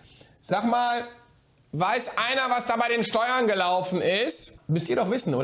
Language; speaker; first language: German; native; German